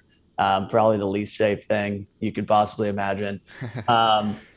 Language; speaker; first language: English; native; English